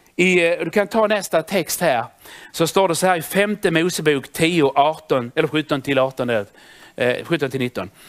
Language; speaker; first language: Swedish; native; Swedish